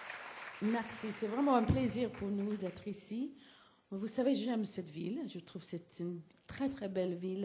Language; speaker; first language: French; non-native, fluent; English